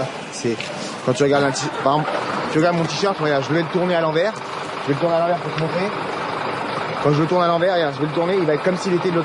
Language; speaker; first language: French; native; French